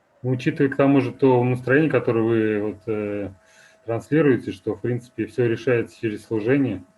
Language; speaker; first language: Russian; native; Russian